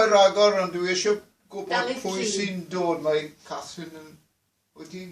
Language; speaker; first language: Welsh; non-native, fluent; English